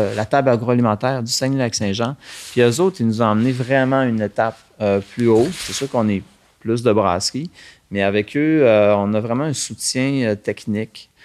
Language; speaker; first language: French; native; French